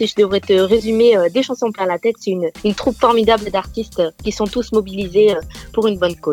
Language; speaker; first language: French; native; French